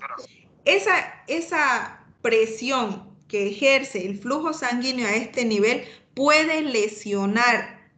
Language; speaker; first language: Spanish; native; Spanish